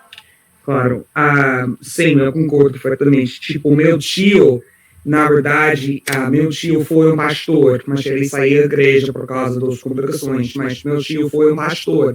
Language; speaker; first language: Portuguese; non-native, learner; English